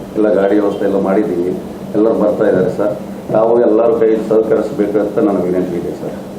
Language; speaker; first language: Kannada; non-native, local second language; Lambadi